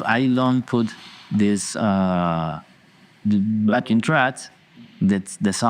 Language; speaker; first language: English; non-native, learner; Spanish